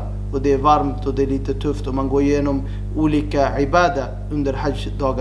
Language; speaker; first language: Swedish; non-native, fluent; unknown